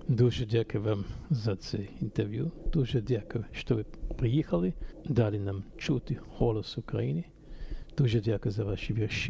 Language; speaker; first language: Ukrainian; non-native, fluent; German